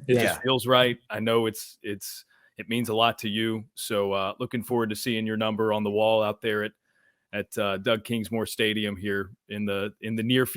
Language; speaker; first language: English; native; English